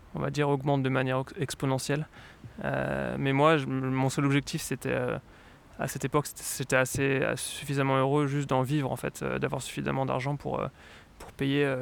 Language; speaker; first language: French; native; French